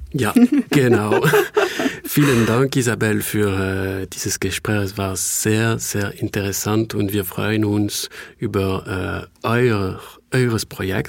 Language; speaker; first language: German; non-native, fluent; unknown